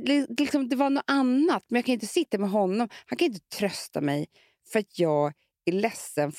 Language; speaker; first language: Swedish; native; Swedish